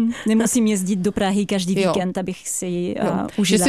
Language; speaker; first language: Czech; non-native, fluent; French